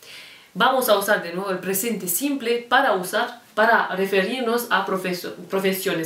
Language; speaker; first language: Spanish; non-native, fluent; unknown